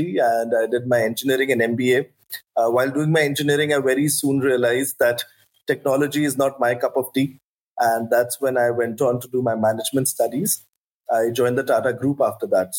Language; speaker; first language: English; non-native, local second language; Hindi